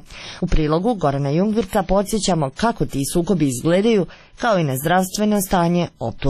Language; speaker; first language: Croatian; native; Croatian